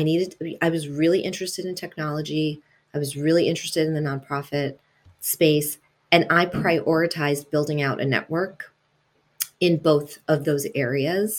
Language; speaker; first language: English; early bilingual, other home language; Italian